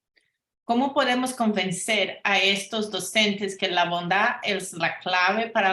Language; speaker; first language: Spanish; non-native, fluent; Portuguese